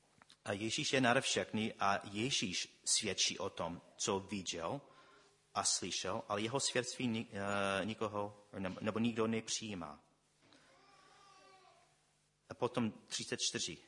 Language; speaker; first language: Czech; non-native, fluent; English